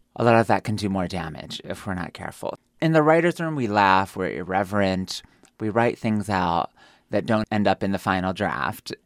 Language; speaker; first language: English; native; English